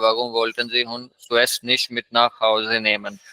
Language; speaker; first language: German; non-native, learner; Hindi